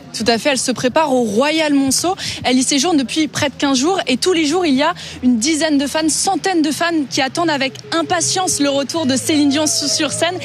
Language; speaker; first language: French; native; French